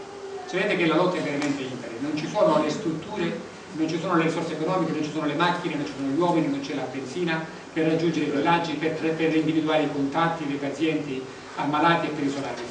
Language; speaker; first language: Italian; native; Italian